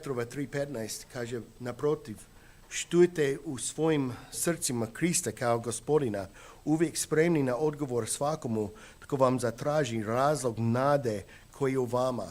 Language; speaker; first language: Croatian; non-native, fluent; English